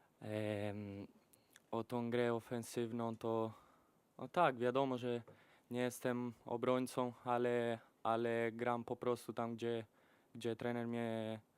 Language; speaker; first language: Polish; early bilingual, heritage; Polish